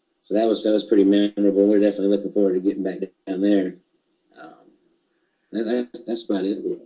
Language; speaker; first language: English; native; English